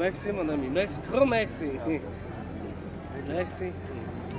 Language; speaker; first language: French; non-native, learner; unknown